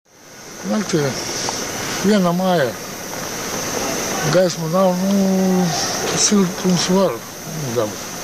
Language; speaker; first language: Latvian; non-native, local second language; Russian